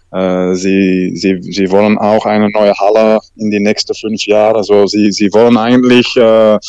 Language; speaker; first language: German; non-native, learner; Dutch